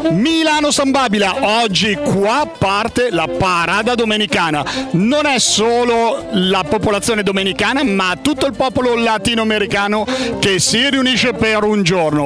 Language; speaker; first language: Italian; native; Italian